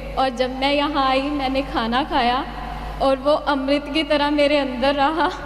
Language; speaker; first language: Hindi; native; Hindi